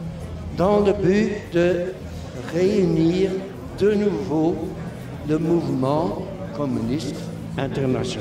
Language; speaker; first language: French; non-native, local second language; Dutch